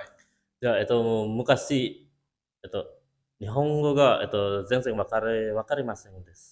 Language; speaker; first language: Japanese; non-native, learner; Indonesian